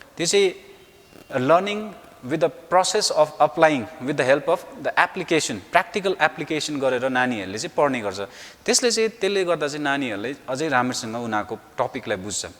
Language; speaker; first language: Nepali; native; Nepali